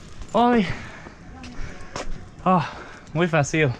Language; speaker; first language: Spanish; non-native, learner; English